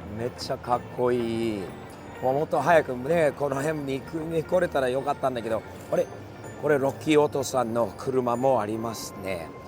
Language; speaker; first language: Japanese; non-native, fluent; English